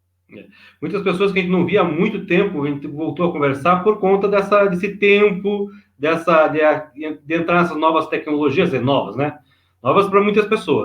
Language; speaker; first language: Portuguese; native; Portuguese